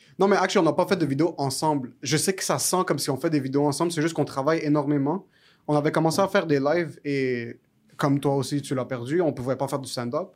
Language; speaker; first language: French; early bilingual, other home language; Arabic